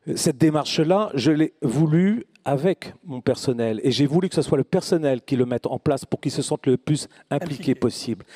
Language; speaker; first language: French; native; French